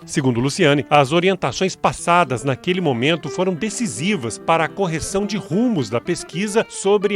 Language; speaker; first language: Portuguese; native; Portuguese